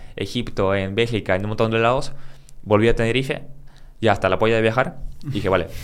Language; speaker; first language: Spanish; early bilingual, other home language; Russian